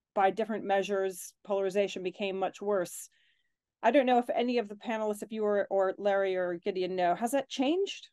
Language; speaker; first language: English; native; English